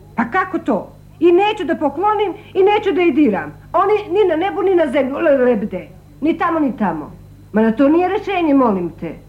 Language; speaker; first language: Croatian; non-native, local second language; Albanian